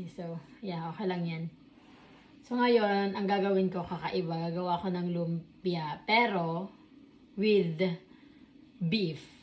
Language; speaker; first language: Filipino; non-native, local second language; Waray